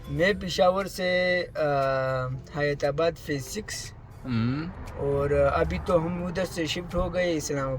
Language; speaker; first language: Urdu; non-native, local second language; Pashto